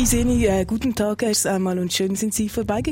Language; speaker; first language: German; native; German